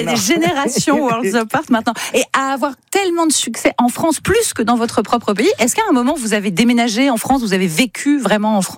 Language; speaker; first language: French; native; French